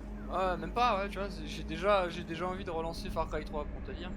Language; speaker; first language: French; native; French